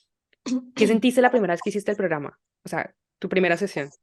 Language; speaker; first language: Spanish; native; Spanish